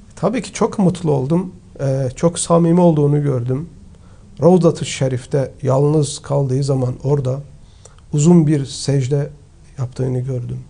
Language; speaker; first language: Turkish; early bilingual, heritage; Turkish